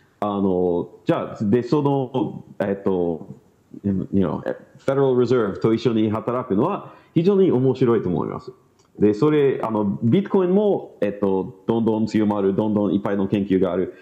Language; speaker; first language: Japanese; non-native, learner; English